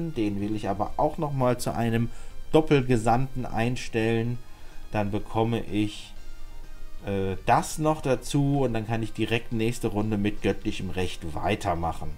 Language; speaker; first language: German; native; German